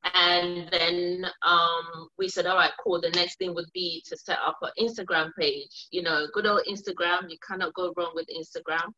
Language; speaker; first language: English; early bilingual, other home language; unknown